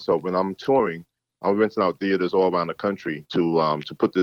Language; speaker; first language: English; native; English